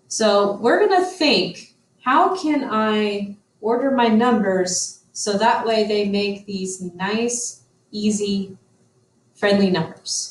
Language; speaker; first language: English; native; English